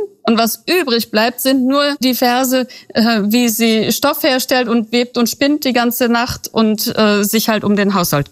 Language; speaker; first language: German; native; German